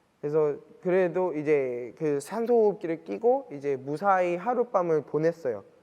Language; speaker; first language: Korean; early bilingual, heritage; Korean